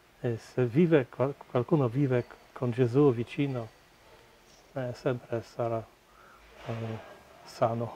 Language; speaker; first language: Italian; non-native, fluent; Polish